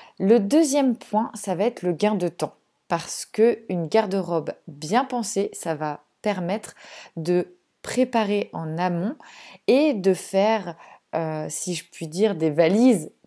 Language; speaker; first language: French; native; French